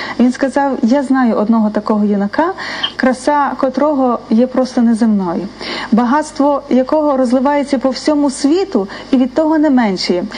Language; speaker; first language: Ukrainian; native; Ukrainian